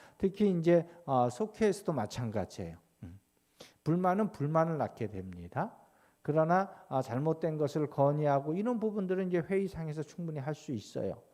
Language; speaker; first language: Korean; native; Korean